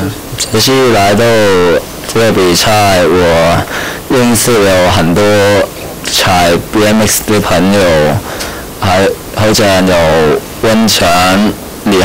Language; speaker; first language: Chinese; non-native, local second language; Cantonese